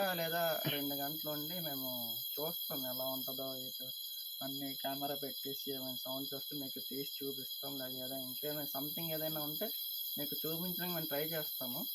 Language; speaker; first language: Telugu; non-native, local second language; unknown